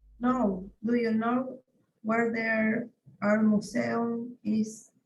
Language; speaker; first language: English; non-native, learner; Spanish